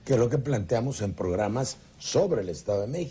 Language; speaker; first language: Spanish; native; Spanish